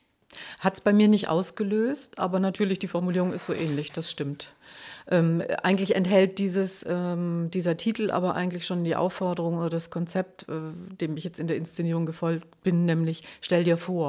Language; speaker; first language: German; native; German